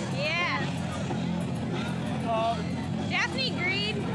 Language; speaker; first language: English; native; English